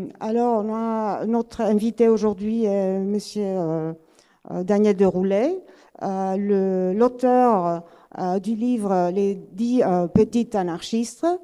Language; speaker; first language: French; non-native, fluent; Greek